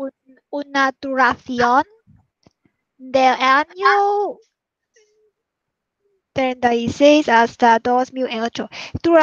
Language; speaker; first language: Spanish; non-native, learner; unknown